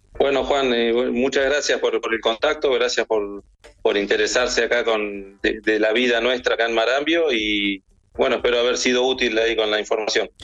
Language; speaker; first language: Spanish; native; Spanish